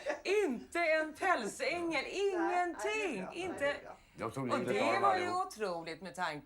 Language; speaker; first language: Swedish; native; Swedish